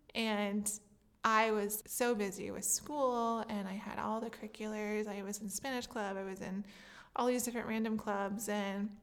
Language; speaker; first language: English; native; English